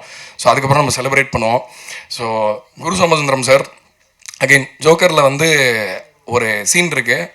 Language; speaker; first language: Tamil; native; Tamil